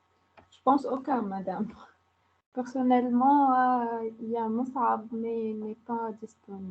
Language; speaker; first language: French; non-native, local second language; Arabic